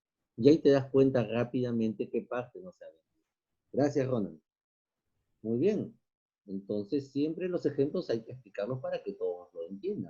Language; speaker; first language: Spanish; native; Spanish